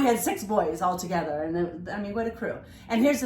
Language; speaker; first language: English; native; English